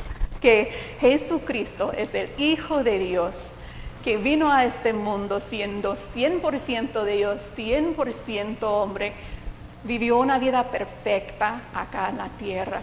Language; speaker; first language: Spanish; non-native, fluent; English